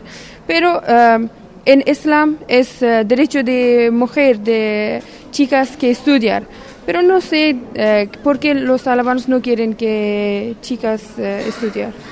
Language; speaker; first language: Spanish; non-native, learner; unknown